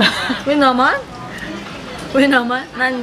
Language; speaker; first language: Korean; non-native, learner; Filipino